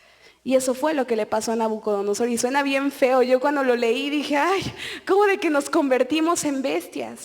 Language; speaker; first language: Spanish; native; Spanish